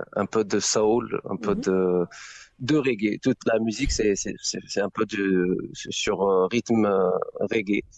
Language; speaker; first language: French; non-native, local second language; Arabic